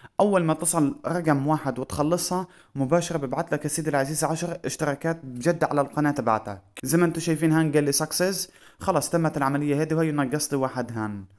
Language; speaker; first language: Arabic; native; Arabic